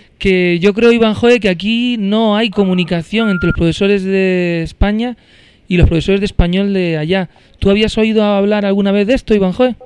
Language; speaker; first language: Spanish; native; Spanish